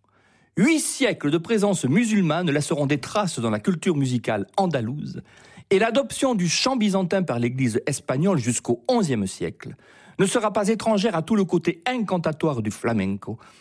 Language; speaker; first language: French; native; French